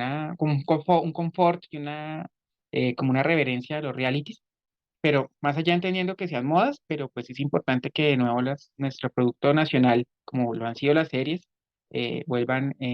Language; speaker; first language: Spanish; native; Spanish